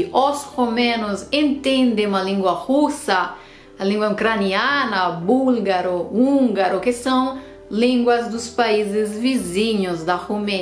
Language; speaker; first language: Portuguese; non-native, fluent; Romanian